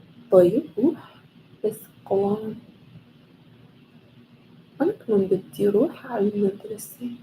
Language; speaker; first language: Arabic; non-native, learner; English